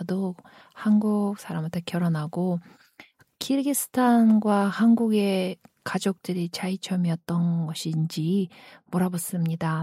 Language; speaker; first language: Korean; non-native, learner; Kyrgyz